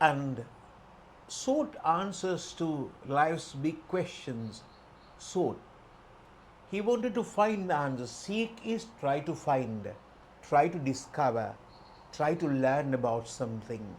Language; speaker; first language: English; non-native, local second language; Sinhala